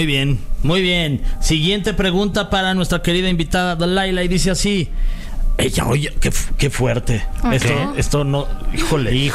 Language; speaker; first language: Spanish; native; Spanish